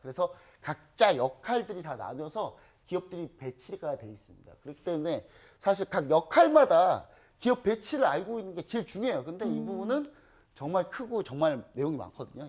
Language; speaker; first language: Korean; native; Korean